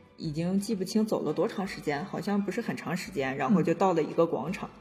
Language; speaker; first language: Chinese; native; Chinese